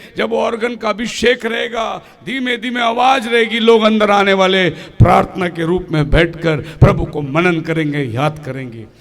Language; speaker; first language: Hindi; non-native, local second language; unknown